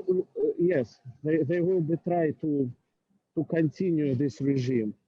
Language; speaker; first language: English; non-native, learner; Russian